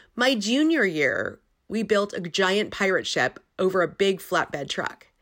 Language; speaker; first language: English; native; English